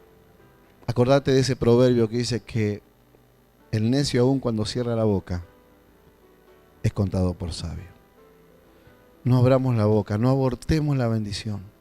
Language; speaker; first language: Spanish; native; Spanish